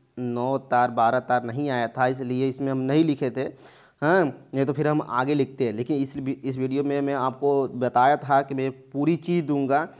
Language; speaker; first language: Hindi; native; Hindi